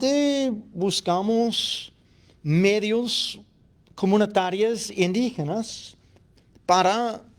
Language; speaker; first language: Spanish; non-native, fluent; English